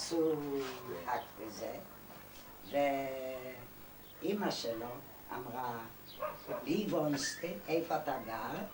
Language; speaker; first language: Hebrew; non-native, fluent; Yiddish